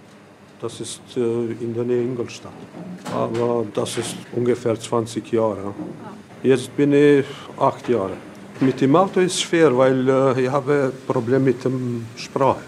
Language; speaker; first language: German; non-native, learner; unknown